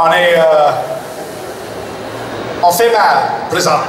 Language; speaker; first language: French; non-native, local second language; English